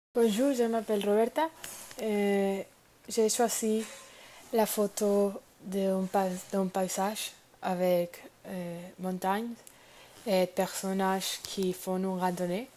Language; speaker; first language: French; non-native, learner; Spanish